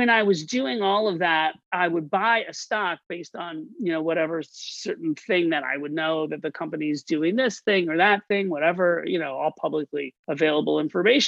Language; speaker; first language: English; native; English